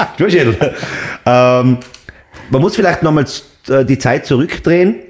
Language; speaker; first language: German; native; German